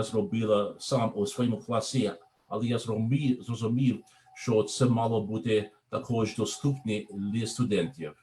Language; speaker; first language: Ukrainian; non-native, learner; English